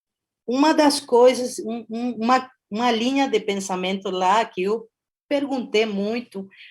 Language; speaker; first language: Portuguese; non-native, fluent; Spanish